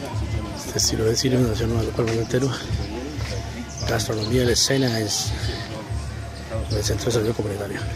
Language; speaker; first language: Spanish; native; Spanish